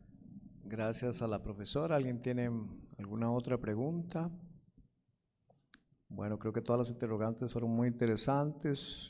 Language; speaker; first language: Spanish; native; Spanish